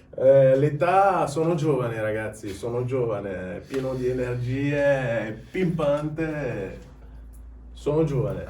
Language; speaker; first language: Italian; early bilingual, other home language; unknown